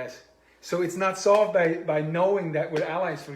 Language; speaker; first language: English; non-native, fluent; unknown